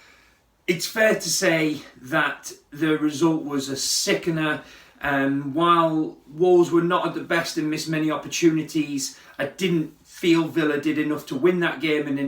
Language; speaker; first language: English; native; English